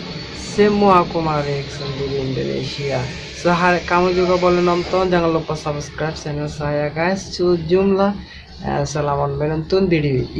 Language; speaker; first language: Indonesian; non-native, learner; Bangla